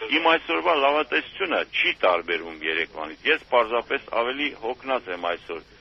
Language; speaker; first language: Armenian; native; Armenian